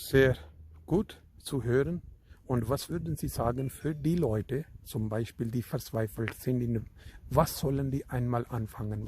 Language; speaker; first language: German; non-native, fluent; Urdu